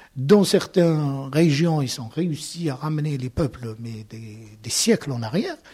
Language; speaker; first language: French; non-native, local second language; Arabic